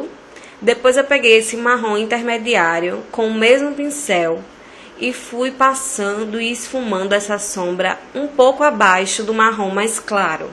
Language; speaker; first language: Portuguese; native; Portuguese